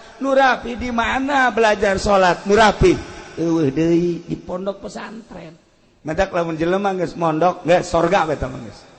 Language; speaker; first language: Sundanese; native; Sundanese